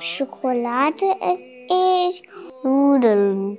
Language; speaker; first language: German; early bilingual, other home language; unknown